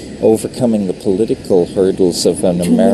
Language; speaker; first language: English; native; English